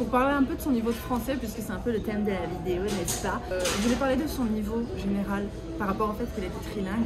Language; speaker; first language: French; native; French